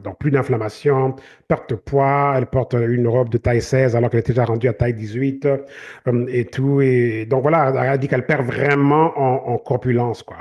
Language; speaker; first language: French; native; French